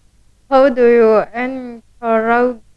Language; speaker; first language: English; non-native, learner; Indonesian